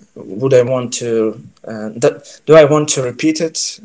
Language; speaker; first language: English; non-native, fluent; Ukrainian